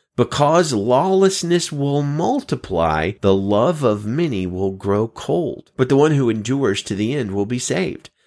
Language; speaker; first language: English; native; English